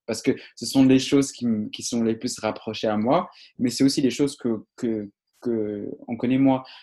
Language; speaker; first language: French; non-native, local second language; Arabic